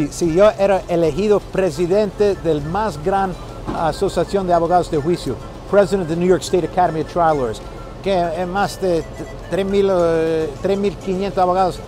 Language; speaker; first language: Spanish; non-native, fluent; English